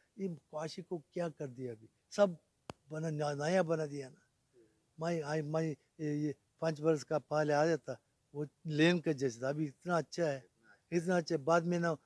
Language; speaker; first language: Hindi; non-native, local second language; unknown